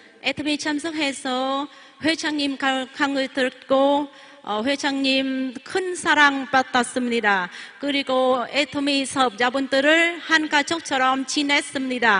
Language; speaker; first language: Korean; non-native, learner; Vietnamese